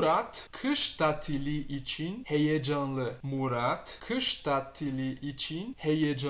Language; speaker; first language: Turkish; non-native, fluent; Portuguese